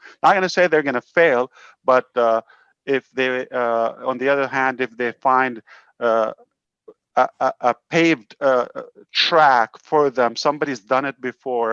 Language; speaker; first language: English; non-native, fluent; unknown